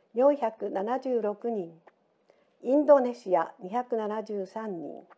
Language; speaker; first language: Japanese; native; Japanese